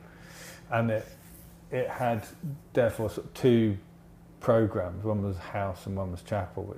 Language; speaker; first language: English; native; English